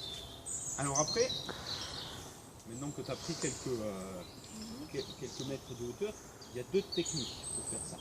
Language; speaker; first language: French; native; French